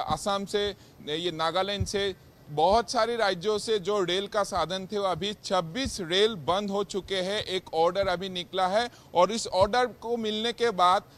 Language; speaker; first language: Hindi; non-native, local second language; Assamese